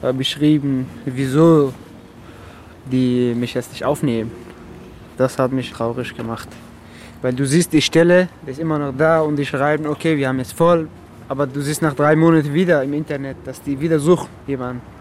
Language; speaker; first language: German; non-native, fluent; Persian